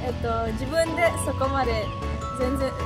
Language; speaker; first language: Japanese; early bilingual, heritage; English